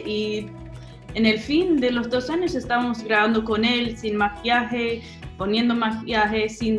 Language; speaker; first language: Spanish; non-native, fluent; English